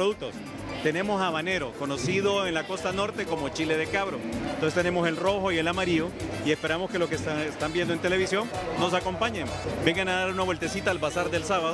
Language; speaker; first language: Spanish; native; Spanish